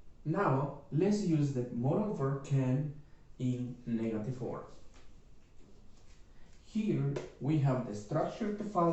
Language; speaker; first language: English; non-native, fluent; Spanish